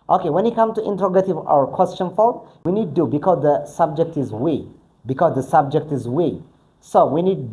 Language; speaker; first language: English; non-native, local second language; Amharic